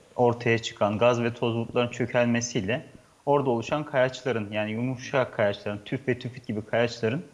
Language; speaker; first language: Turkish; native; Turkish